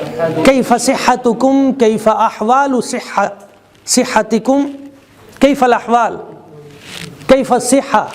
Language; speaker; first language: Arabic; non-native, fluent; Urdu